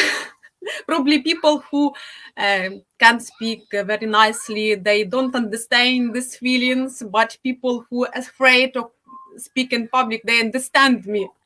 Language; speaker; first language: English; non-native, fluent; Ukrainian